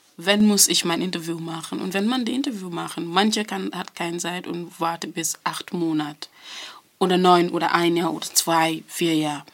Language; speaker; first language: German; non-native, learner; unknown